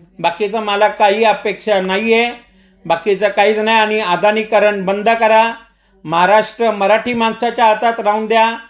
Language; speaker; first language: Marathi; non-native, local second language; Marwari